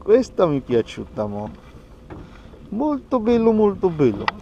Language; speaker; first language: Italian; non-native, learner; Georgian